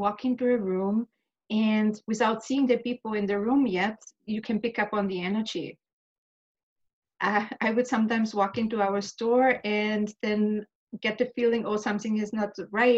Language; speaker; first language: English; non-native, fluent; German